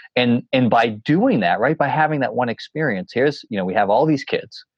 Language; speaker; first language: English; native; English